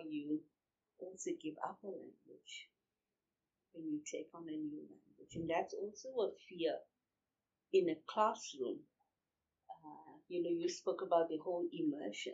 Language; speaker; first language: English; non-native, local second language; Urdu